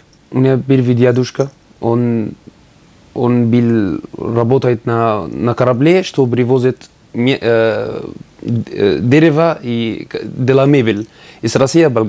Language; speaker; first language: Russian; non-native, learner; Arabic